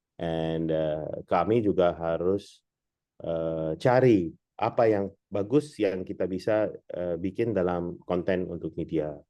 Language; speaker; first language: Indonesian; non-native, fluent; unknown